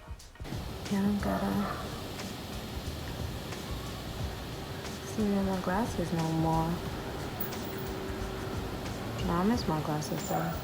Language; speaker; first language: English; native; English